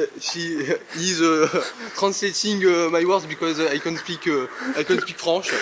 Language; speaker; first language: English; non-native, learner; French